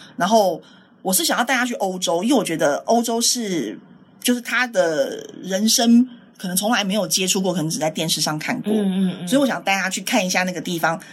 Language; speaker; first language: Chinese; native; Chinese